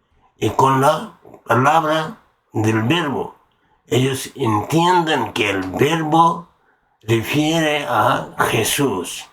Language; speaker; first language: Spanish; non-native, learner; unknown